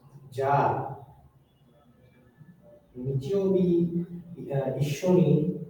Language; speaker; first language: Japanese; non-native, learner; Bangla